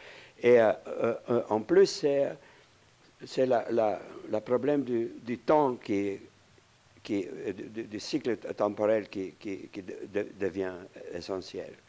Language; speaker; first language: French; non-native, fluent; Romanian